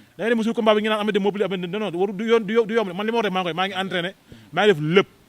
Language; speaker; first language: Wolof; native; Wolof